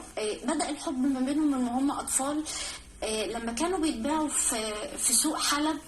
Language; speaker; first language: Arabic; native; Arabic